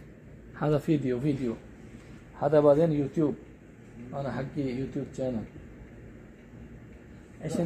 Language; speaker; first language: Arabic; non-native, learner; Urdu